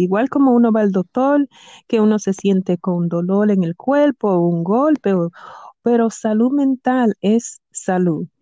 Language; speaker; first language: Spanish; early bilingual, heritage; Spanish